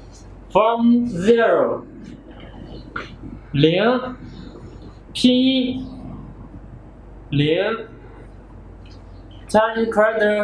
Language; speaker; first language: English; non-native, learner; Chinese